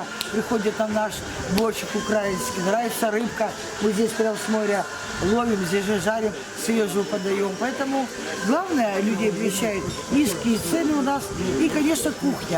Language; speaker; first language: Russian; native; Russian